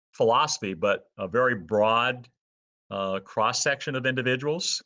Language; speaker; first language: English; native; English